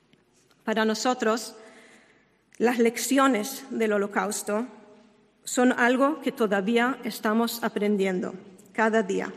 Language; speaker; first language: Spanish; non-native, fluent; Hebrew